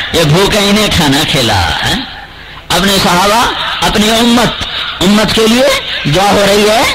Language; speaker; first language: Urdu; non-native, local second language; Punjabi